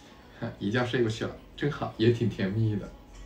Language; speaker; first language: Chinese; native; Chinese